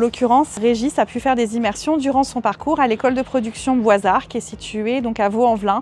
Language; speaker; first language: French; native; French